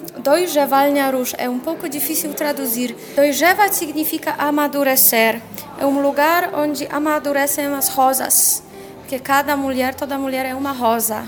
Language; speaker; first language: Portuguese; non-native, fluent; Polish